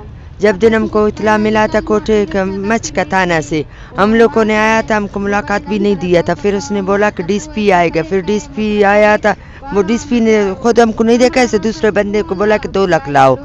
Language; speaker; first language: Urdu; non-native, local second language; Baluchi